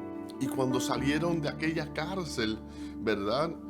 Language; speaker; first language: Spanish; native; Spanish